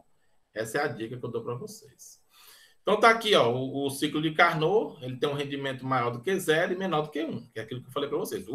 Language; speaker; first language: Portuguese; native; Portuguese